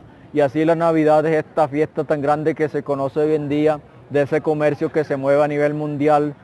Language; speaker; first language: Spanish; native; Spanish